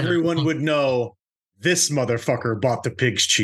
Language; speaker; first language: English; native; English